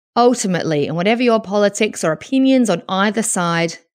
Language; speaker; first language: English; native; English